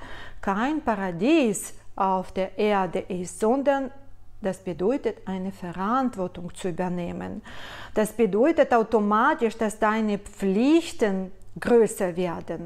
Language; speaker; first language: German; non-native, fluent; Russian